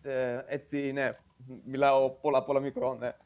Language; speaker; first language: Greek; non-native, learner; Italian